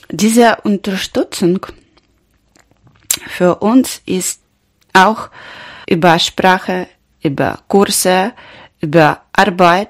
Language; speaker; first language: German; non-native, learner; Ukrainian